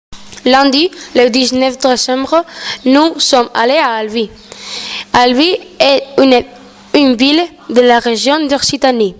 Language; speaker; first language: French; non-native, learner; Spanish